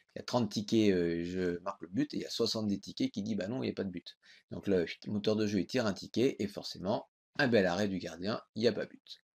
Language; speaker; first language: French; native; French